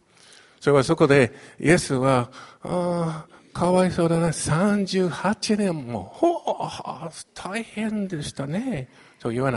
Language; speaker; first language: Japanese; non-native, fluent; Chinese